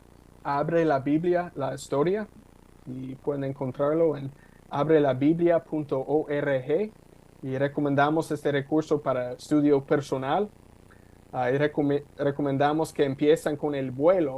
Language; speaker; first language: Spanish; non-native, fluent; English